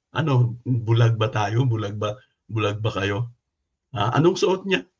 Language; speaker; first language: Filipino; non-native, local second language; Cebuano